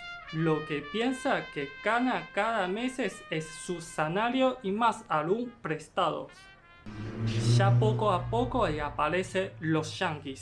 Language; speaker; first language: Spanish; non-native, learner; Chinese